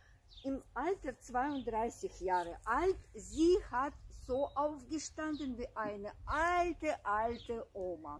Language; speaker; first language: German; non-native, learner; Russian